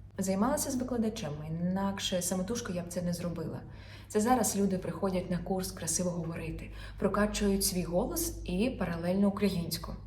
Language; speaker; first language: Ukrainian; non-native, local second language; Russian